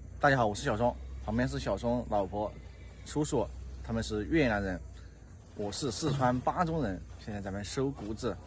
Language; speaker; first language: Chinese; native; Chinese